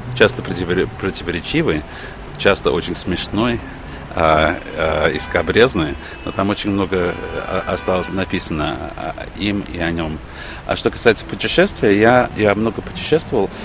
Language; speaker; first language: Russian; early bilingual, heritage; English